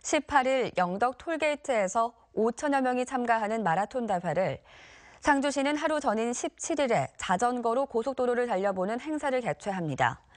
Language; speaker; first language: Korean; native; Korean